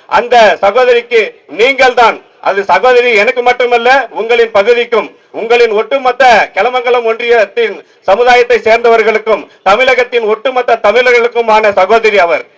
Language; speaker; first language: Tamil; native; Tamil